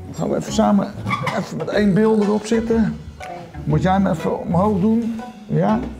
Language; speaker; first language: Dutch; native; Dutch